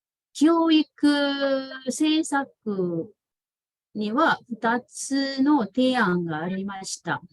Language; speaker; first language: Japanese; non-native, fluent; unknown